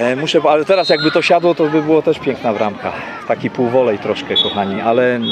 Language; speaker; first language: Polish; native; Polish